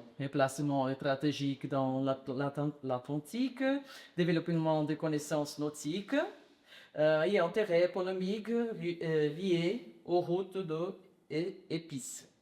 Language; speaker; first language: French; non-native, learner; Portuguese